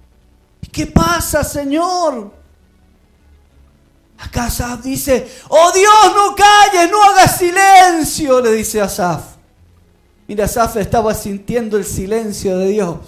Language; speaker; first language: Spanish; native; Spanish